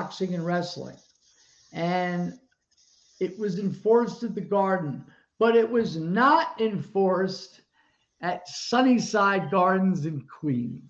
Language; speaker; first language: English; native; English